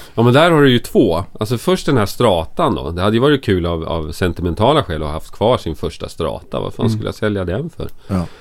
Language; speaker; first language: Swedish; native; Swedish